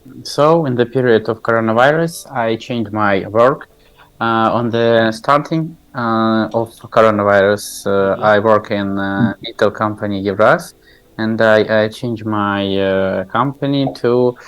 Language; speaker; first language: English; non-native, learner; Tajik